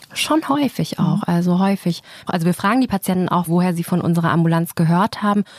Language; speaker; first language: German; native; German